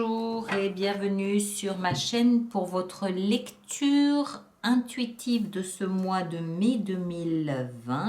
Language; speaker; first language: French; native; French